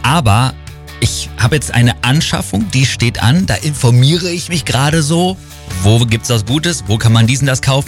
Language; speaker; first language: German; native; German